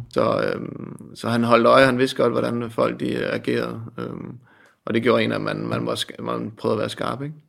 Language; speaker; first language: Danish; native; Danish